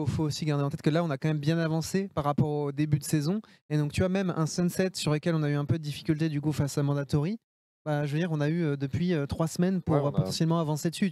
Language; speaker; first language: French; native; French